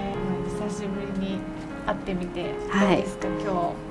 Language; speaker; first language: Japanese; native; Japanese